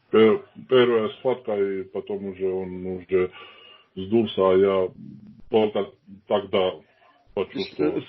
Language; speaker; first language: Russian; non-native, fluent; Georgian